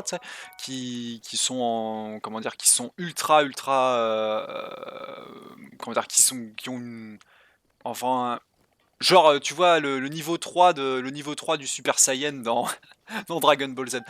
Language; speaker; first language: French; native; French